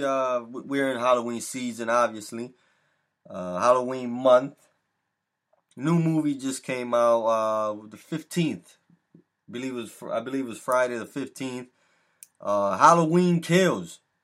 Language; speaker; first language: English; early bilingual, other home language; Spanish